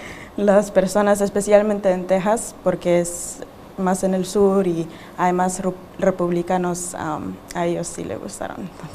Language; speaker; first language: Spanish; early bilingual, heritage; Spanish